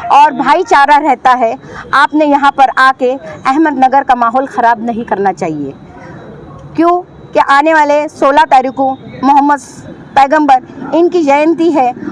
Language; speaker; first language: Hindi; native; Hindi